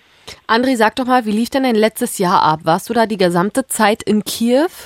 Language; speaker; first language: German; native; German